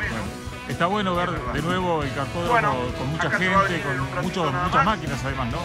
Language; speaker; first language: Spanish; native; Spanish